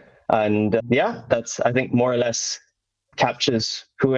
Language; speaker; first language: English; native; English